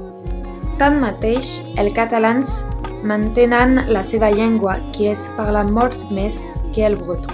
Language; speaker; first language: Catalan; non-native, learner; French